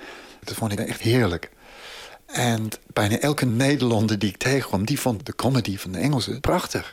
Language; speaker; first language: Dutch; non-native, fluent; English